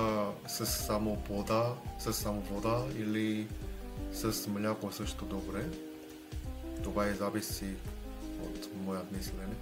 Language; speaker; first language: Bulgarian; non-native, learner; Korean